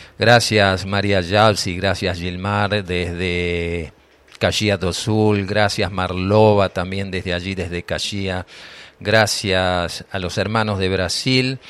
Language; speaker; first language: Spanish; native; Spanish